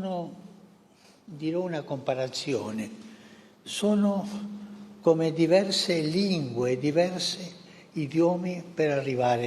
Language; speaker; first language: Italian; early bilingual, heritage; Spanish